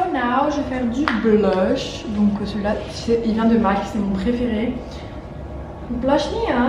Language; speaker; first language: French; native; French